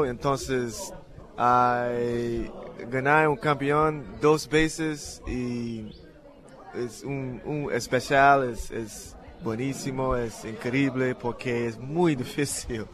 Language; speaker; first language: Spanish; non-native, learner; English